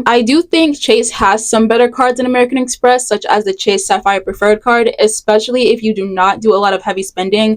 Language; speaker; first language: English; native; English